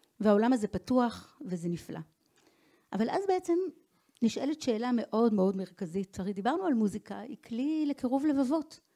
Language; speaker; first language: Hebrew; native; Hebrew